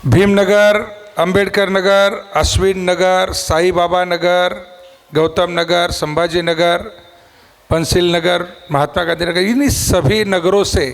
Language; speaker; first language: Hindi; non-native, local second language; Marathi